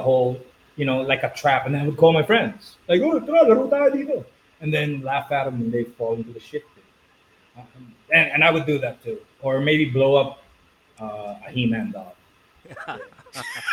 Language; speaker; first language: English; non-native, local second language; Filipino